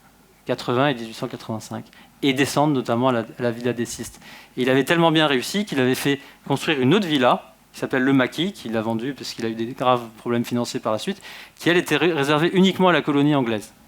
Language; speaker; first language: French; native; French